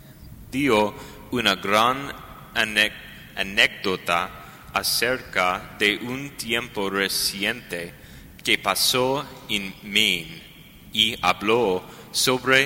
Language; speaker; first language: Spanish; non-native, learner; English